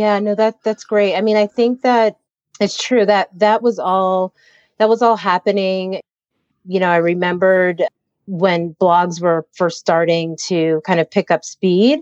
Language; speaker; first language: English; native; English